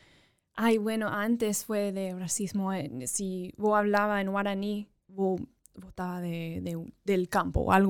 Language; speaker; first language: Spanish; early bilingual, other home language; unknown